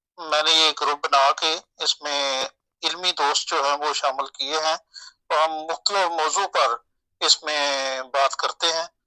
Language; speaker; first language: Urdu; non-native, local second language; Punjabi